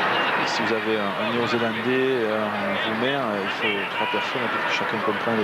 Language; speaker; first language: French; native; French